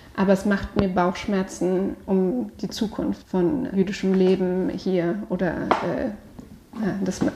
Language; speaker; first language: German; native; German